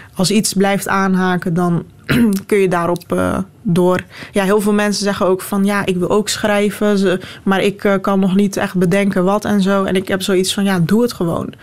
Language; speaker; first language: Dutch; non-native, local second language; Turkish